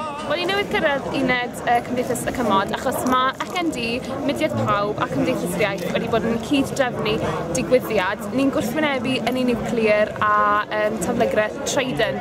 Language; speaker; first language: Welsh; native; Welsh